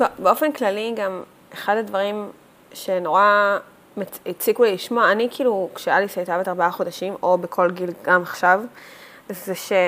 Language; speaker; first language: Hebrew; native; Hebrew